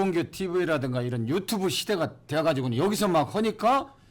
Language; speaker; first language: Korean; native; Korean